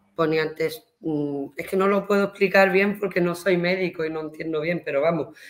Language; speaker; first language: Spanish; early bilingual, heritage; Spanish